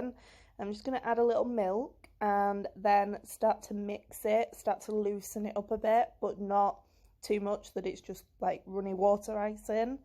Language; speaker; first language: English; native; English